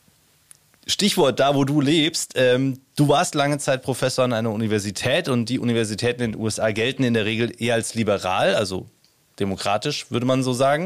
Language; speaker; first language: German; native; German